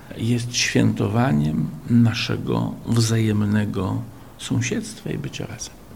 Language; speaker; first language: Polish; native; Polish